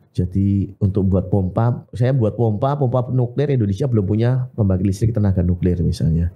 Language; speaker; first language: Indonesian; native; Indonesian